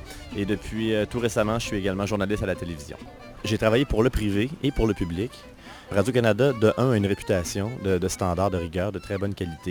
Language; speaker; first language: French; native; French